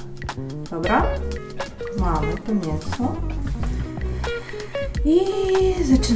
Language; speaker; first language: Polish; non-native, fluent; Ukrainian